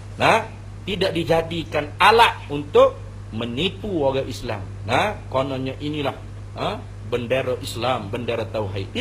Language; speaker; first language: Malay; native; Malay